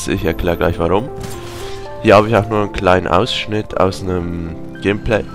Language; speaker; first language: German; native; German